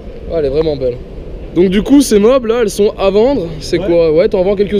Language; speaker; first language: French; native; French